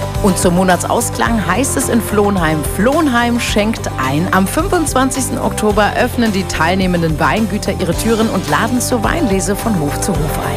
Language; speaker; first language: German; native; German